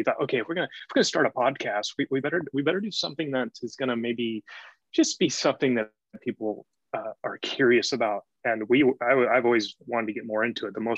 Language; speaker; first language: English; native; English